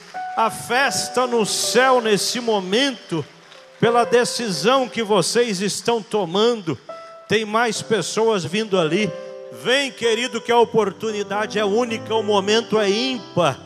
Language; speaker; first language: Portuguese; native; Portuguese